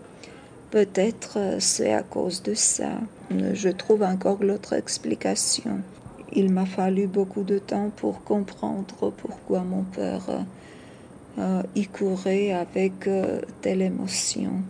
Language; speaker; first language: French; non-native, fluent; Georgian